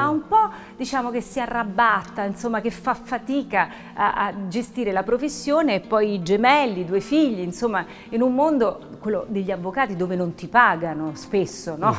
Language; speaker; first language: Italian; native; Italian